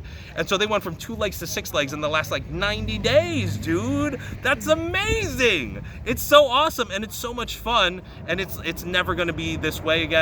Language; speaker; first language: English; native; English